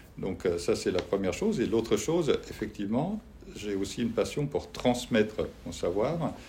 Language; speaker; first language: French; non-native, fluent; German